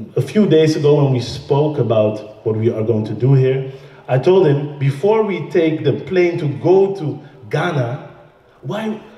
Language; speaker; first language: English; non-native, fluent; Dutch